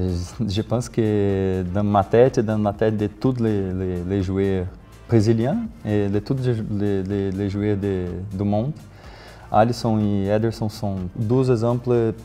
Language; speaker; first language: French; non-native, learner; Portuguese